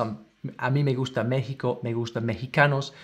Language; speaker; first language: Spanish; non-native, fluent; English